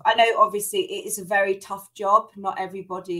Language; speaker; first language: English; native; English